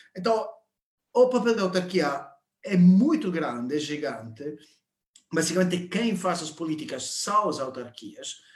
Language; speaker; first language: Portuguese; non-native, fluent; Italian